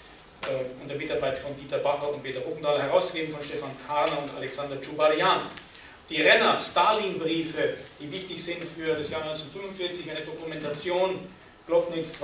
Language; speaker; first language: German; native; German